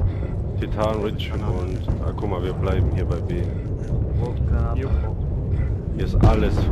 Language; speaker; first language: German; native; German